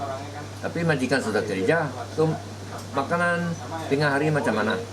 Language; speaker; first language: Malay; native; Malay